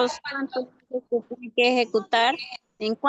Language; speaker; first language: Spanish; native; Spanish